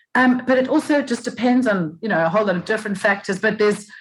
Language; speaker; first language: English; native; English